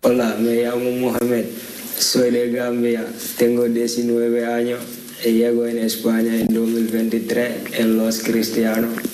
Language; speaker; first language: Spanish; non-native, learner; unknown